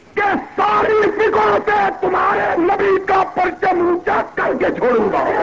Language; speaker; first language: Urdu; non-native, local second language; Punjabi